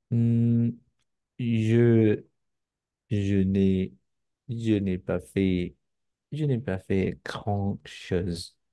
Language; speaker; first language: French; non-native, learner; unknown